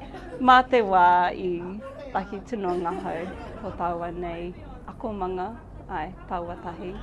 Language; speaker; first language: Māori; non-native, local second language; English